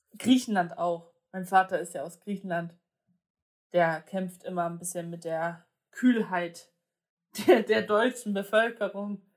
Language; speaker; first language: German; early bilingual, other home language; Polish